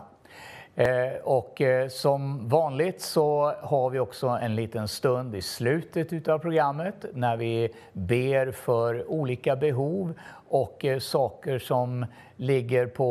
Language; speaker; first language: Swedish; native; Swedish